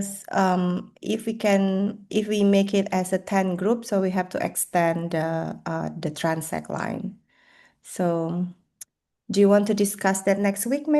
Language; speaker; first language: English; non-native, fluent; Indonesian